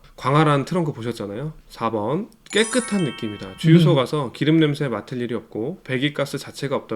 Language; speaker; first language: Korean; native; Korean